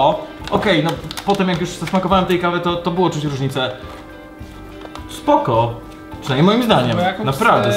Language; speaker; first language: Polish; native; Polish